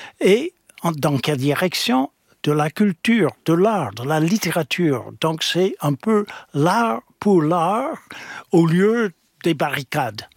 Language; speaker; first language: French; non-native, fluent; English